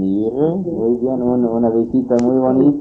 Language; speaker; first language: Spanish; non-native, fluent; English